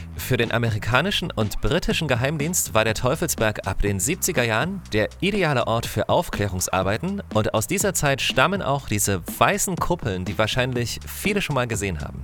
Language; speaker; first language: German; native; German